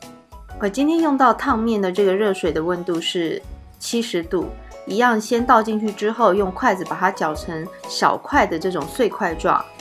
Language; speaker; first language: Chinese; native; Chinese